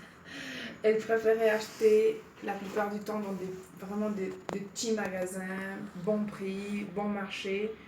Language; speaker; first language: French; non-native, fluent; Spanish